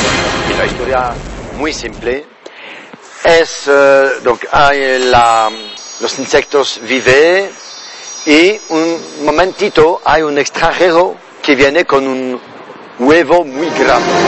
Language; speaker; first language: Spanish; non-native, learner; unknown